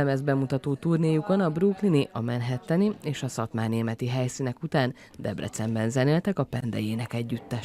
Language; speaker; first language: Hungarian; native; Hungarian